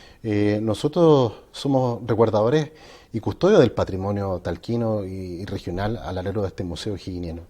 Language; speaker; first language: Spanish; native; Spanish